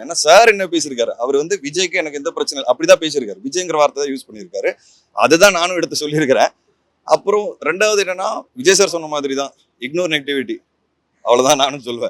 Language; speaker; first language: Tamil; native; Tamil